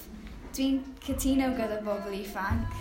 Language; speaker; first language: Welsh; non-native, learner; English